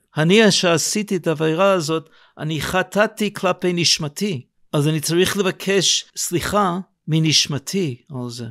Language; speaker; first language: Hebrew; non-native, fluent; English